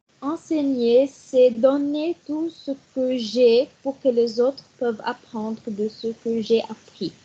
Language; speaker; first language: French; non-native, learner; Arabic